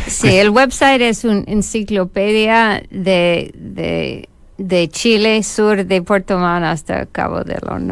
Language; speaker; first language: Spanish; non-native, fluent; English